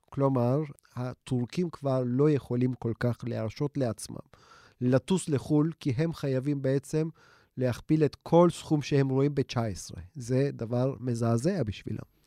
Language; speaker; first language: Hebrew; non-native, fluent; Turkish